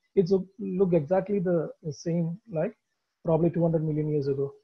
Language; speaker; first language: English; non-native, local second language; Malayalam